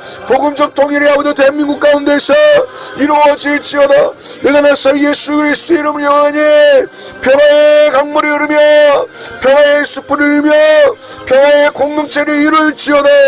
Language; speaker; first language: Korean; native; Korean